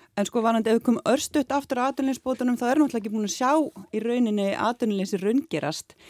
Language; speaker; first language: Icelandic; native; Icelandic